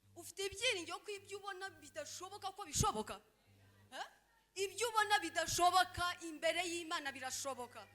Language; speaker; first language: Kinyarwanda; early bilingual, heritage; Kinyarwanda